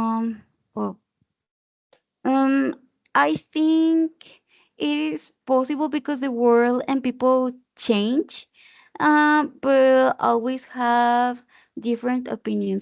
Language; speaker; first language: English; non-native, learner; Spanish